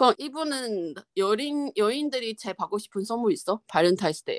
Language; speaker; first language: Korean; non-native, fluent; Chinese